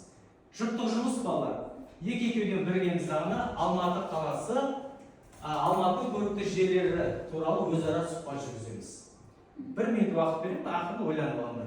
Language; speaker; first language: Kazakh; native; Kazakh